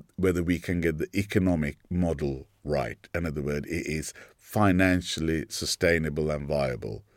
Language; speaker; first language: English; non-native, local second language; Sinhala